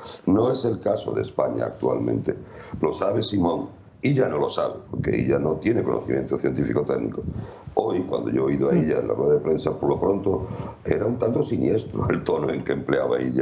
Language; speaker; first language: Spanish; native; Spanish